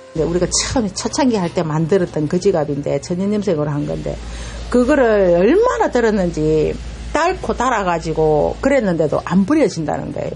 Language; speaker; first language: Korean; native; Korean